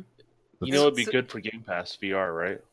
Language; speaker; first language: English; native; English